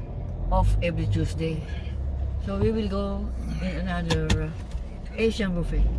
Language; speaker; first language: English; non-native, learner; Filipino